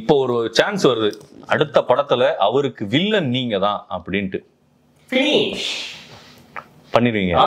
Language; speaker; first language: Tamil; native; Tamil